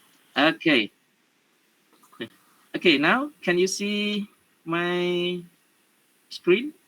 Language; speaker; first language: English; non-native, learner; Indonesian